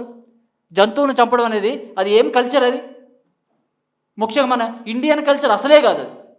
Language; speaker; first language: Telugu; native; Telugu